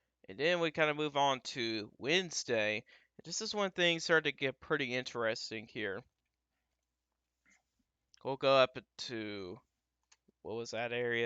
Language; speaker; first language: English; native; English